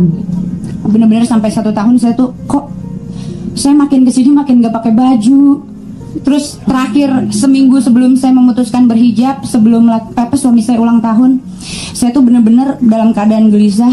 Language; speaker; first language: Indonesian; native; Indonesian